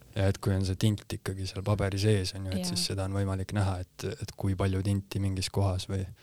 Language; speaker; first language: Estonian; native; Estonian